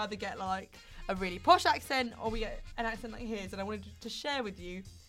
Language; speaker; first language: English; native; English